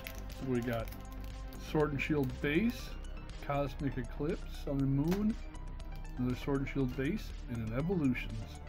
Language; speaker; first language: English; native; English